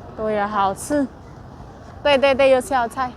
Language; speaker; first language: Chinese; non-native, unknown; Indonesian